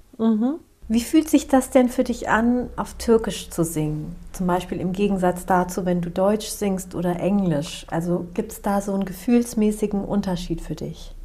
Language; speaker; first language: German; native; German